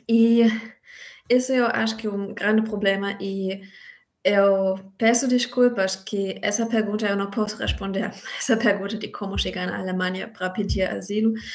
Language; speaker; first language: Portuguese; non-native, fluent; German